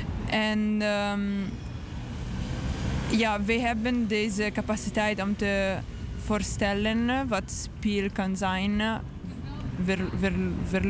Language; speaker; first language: Dutch; non-native, learner; English